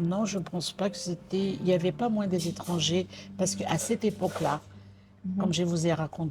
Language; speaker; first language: French; non-native, local second language; Malagasy